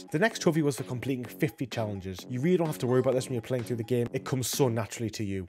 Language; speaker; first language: English; native; English